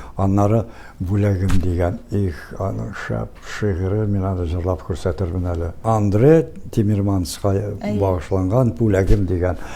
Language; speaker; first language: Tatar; early bilingual, heritage; Tatar